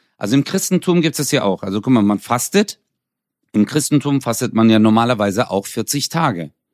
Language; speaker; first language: German; early bilingual, other home language; Turkish